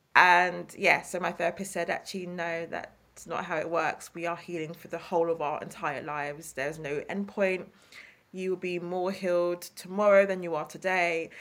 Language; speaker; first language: English; native; English